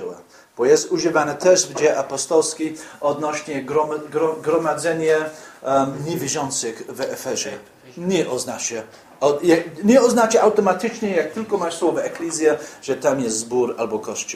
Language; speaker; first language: Polish; non-native, fluent; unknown